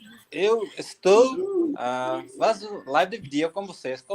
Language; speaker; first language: Portuguese; non-native, local second language; Tetum